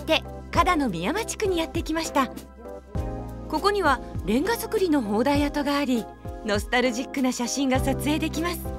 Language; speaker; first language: Japanese; native; Japanese